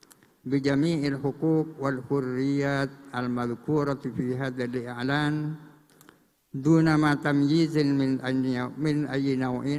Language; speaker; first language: Arabic; non-native, fluent; Indonesian